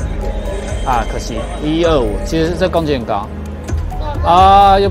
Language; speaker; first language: Chinese; native; Chinese